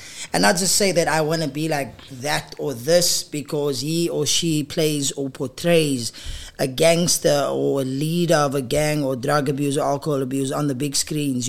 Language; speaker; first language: English; non-native, local second language; Afrikaans